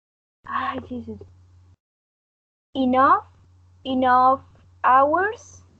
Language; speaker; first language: English; non-native, learner; Spanish